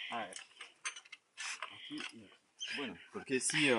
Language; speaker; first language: Spanish; non-native, learner; French